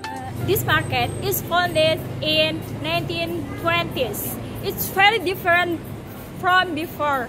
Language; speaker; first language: English; non-native, learner; Indonesian